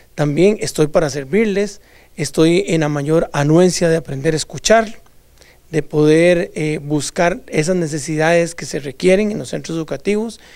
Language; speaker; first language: Spanish; native; Spanish